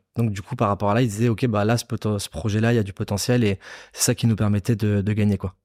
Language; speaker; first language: French; native; French